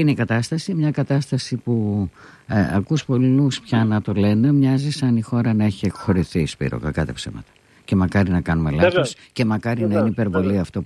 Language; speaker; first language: Greek; native; Greek